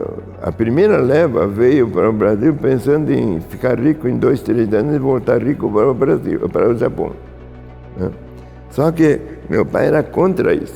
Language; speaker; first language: Portuguese; early bilingual, other home language; Japanese